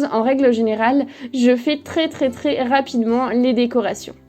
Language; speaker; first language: French; native; French